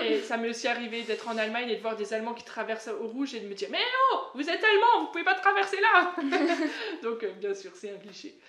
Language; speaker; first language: French; native; French